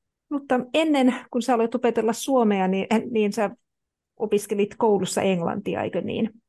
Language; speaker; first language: Finnish; native; Finnish